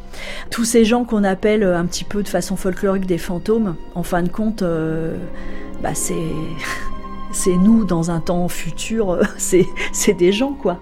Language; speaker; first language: French; native; French